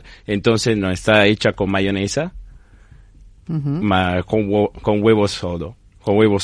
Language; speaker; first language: Spanish; non-native, fluent; Italian